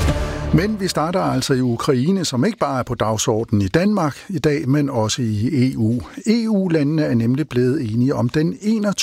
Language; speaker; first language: Danish; native; Danish